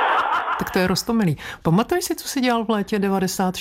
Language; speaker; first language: Czech; native; Czech